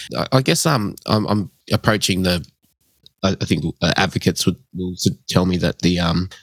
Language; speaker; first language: English; early bilingual, other home language; Hindi